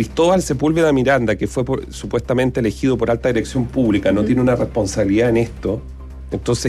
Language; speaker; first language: Spanish; native; Spanish